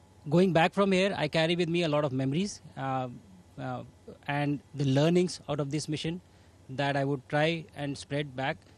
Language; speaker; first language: English; non-native, local second language; Hindi